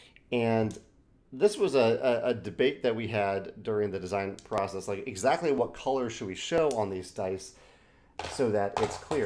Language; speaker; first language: English; native; English